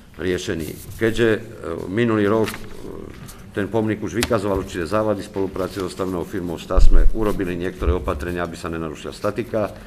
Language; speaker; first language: Slovak; native; Slovak